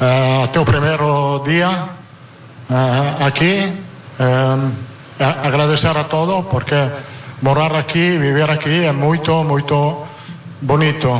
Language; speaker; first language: Portuguese; non-native, fluent; Italian